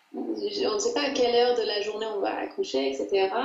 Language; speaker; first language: French; non-native, fluent; English